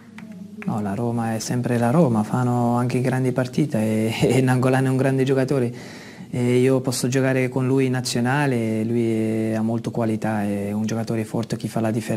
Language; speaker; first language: Italian; non-native, fluent; Dutch